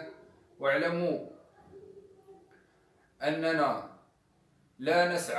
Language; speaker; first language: Arabic; native; Arabic